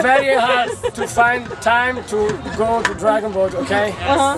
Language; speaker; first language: English; non-native, learner; Italian